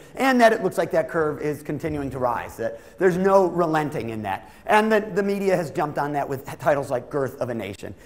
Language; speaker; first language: English; native; English